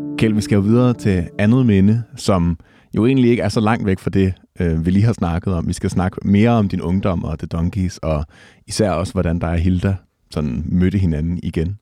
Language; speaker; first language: Danish; native; Danish